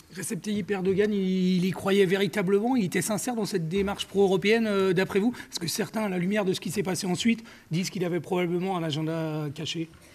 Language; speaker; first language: French; native; French